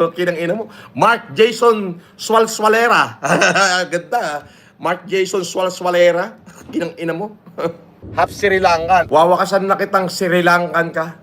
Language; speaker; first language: Filipino; native; Filipino